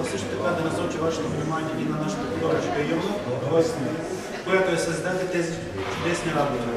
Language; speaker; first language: Russian; non-native, learner; Bulgarian